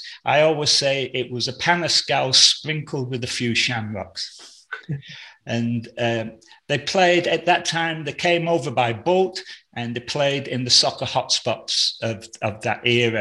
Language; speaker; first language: English; native; English